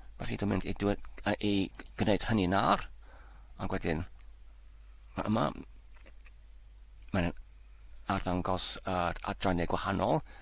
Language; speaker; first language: Welsh; non-native, learner; Polish